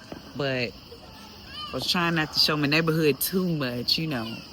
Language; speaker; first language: English; native; English